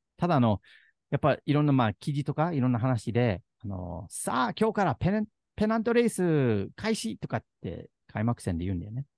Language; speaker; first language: Japanese; native; Japanese